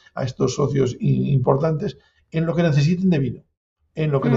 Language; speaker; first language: Spanish; native; Spanish